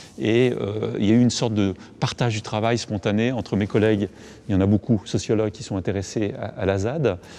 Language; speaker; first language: French; native; French